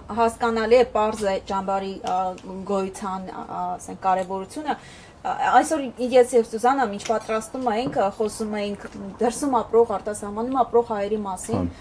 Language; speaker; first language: Armenian; native; Armenian